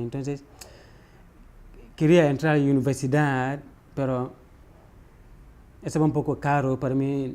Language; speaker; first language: Spanish; non-native, learner; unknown